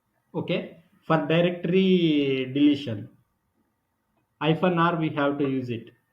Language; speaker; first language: English; non-native, local second language; Telugu